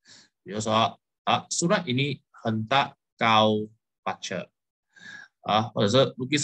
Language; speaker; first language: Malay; non-native, local second language; Chinese